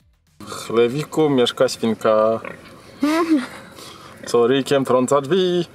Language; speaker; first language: Polish; native; Polish